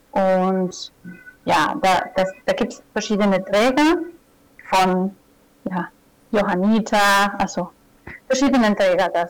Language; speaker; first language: German; non-native, fluent; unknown